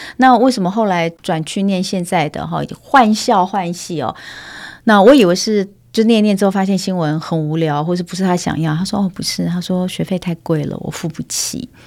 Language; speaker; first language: Chinese; native; Chinese